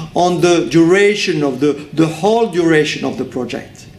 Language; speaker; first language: English; non-native, fluent; French